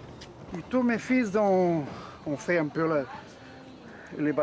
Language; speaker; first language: French; non-native, fluent; Portuguese